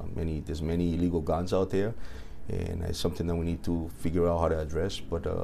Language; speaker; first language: English; early bilingual, other home language; Spanish